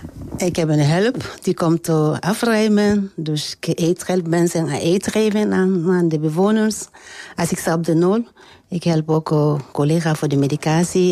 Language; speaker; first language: Dutch; non-native, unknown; French